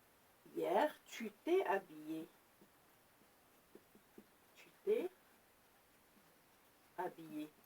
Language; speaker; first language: French; non-native, local second language; Arabic